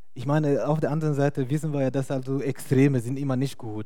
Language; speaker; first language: German; non-native, fluent; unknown